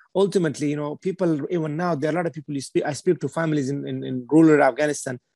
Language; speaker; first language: English; non-native, fluent; Persian